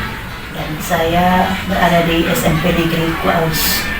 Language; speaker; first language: Indonesian; non-native, local second language; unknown